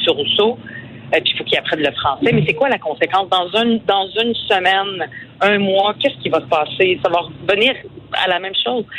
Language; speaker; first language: French; early bilingual, other home language; Arabic